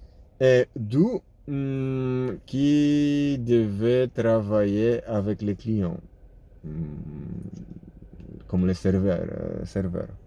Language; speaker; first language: French; non-native, fluent; Polish